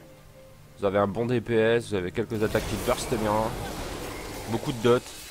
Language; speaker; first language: French; native; French